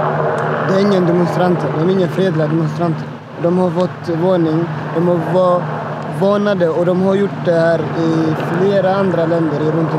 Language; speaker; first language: Swedish; non-native, fluent; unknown